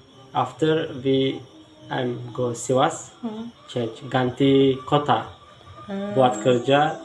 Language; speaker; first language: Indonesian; non-native, learner; Turkish